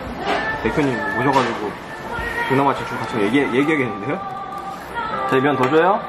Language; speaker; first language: Korean; native; Korean